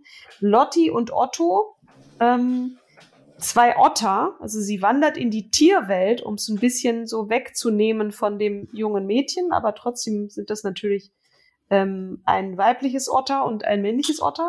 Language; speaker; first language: German; native; German